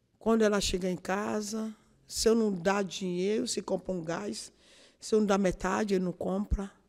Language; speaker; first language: Portuguese; non-native, learner; Yoruba